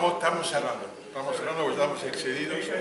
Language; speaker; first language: Spanish; native; Spanish